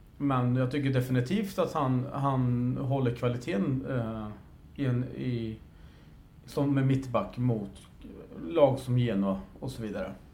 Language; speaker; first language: Swedish; early bilingual, other home language; Persian